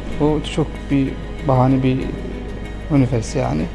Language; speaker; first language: Turkish; non-native, learner; Arabic